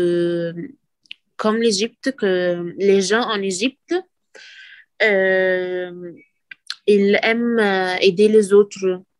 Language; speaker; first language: French; non-native, learner; Arabic